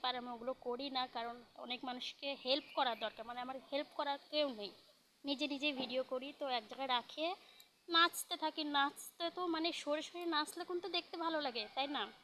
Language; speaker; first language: Bangla; early bilingual, heritage; Bangla